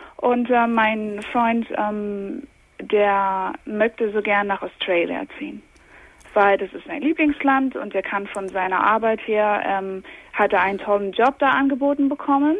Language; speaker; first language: German; early bilingual, heritage; English